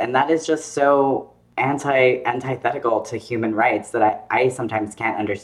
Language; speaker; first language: English; native; English